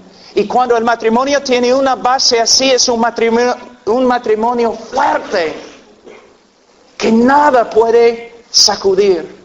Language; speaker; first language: Spanish; non-native, fluent; English